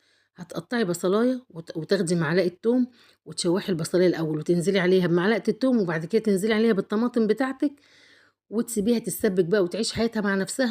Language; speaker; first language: Arabic; native; Arabic